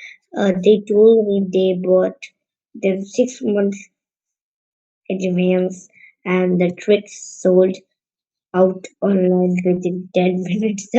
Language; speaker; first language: English; non-native, learner; Hindi